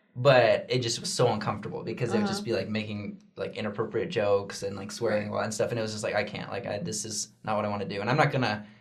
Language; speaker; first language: English; native; English